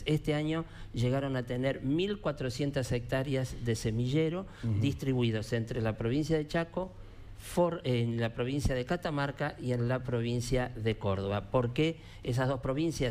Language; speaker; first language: Spanish; native; Spanish